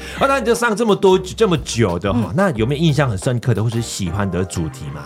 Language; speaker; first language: Chinese; non-native, fluent; Korean